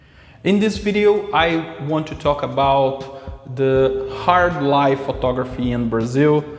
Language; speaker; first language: English; non-native, local second language; Portuguese